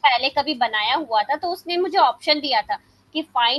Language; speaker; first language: Hindi; native; Hindi